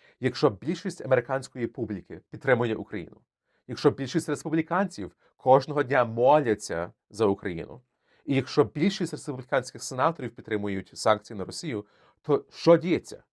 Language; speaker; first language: Ukrainian; early bilingual, heritage; Ukrainian